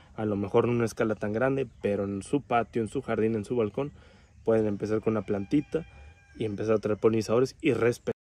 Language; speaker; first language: Spanish; native; Spanish